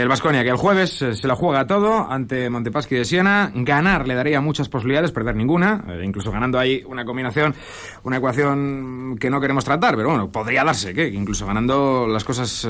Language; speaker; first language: Spanish; native; Spanish